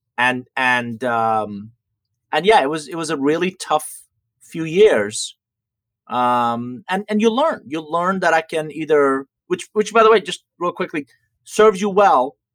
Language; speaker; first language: English; early bilingual, other home language; Persian